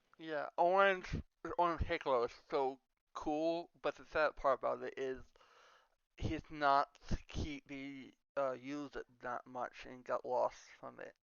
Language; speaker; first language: English; non-native, learner; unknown